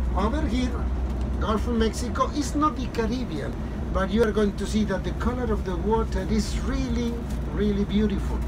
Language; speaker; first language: English; non-native, fluent; Spanish